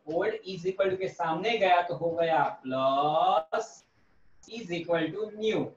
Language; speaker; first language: Hindi; non-native, local second language; Gujarati